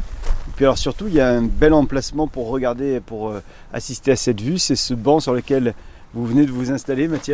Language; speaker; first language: French; native; French